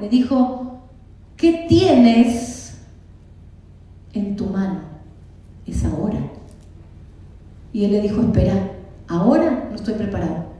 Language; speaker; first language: Spanish; native; Spanish